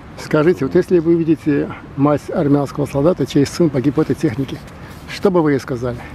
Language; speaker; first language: Russian; non-native, local second language; Azerbaijani